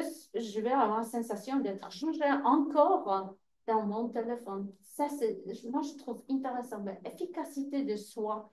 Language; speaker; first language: French; non-native, fluent; Polish